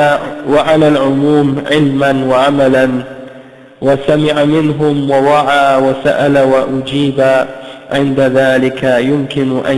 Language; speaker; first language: Arabic; non-native, fluent; French